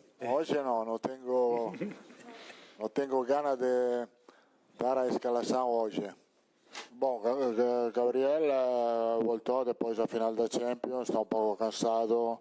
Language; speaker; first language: Portuguese; non-native, learner; Italian